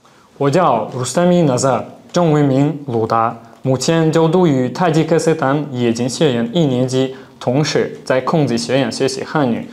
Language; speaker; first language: Chinese; non-native, learner; Tajik